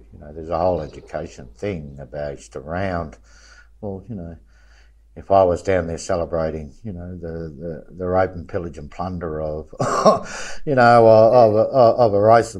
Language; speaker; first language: English; native; English